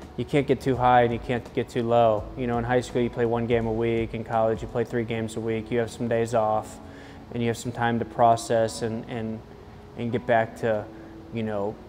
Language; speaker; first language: English; native; English